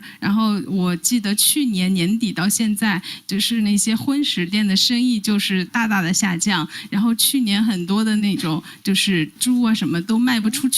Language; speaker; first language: Chinese; native; Chinese